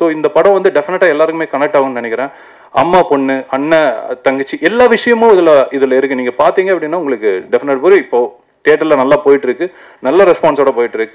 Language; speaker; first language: Tamil; native; Tamil